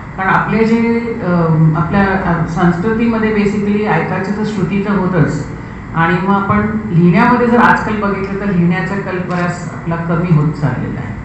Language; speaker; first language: Marathi; non-native, local second language; Hindi